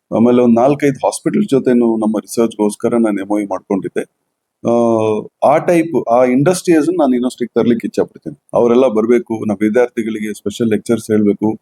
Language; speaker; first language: Kannada; native; Kannada